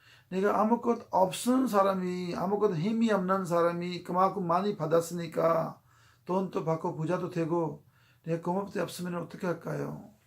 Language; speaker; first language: Korean; non-native, fluent; Urdu